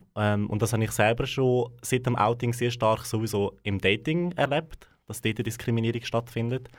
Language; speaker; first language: German; native; German